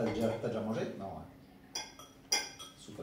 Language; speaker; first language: French; native; French